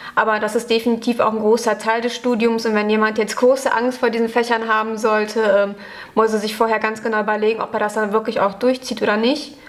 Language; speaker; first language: German; native; German